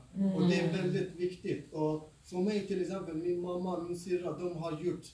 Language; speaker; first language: Swedish; non-native, fluent; Persian